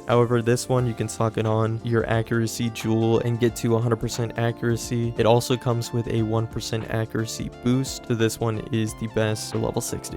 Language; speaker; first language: English; native; English